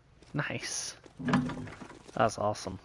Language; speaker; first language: English; native; English